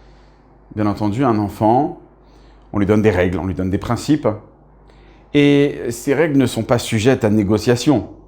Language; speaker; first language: French; native; French